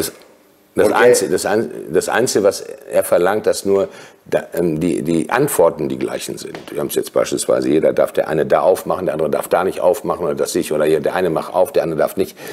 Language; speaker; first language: German; native; German